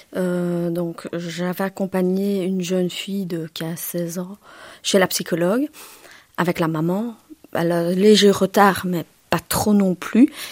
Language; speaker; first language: French; early bilingual, other home language; Turkish